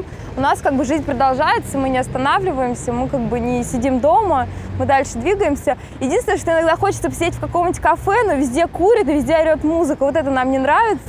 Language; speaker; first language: Russian; native; Russian